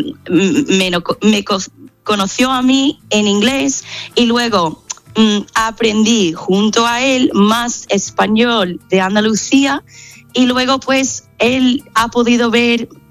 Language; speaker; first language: Spanish; non-native, fluent; English